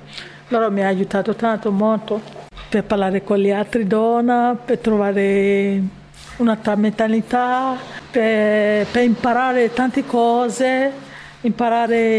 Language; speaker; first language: Italian; non-native, learner; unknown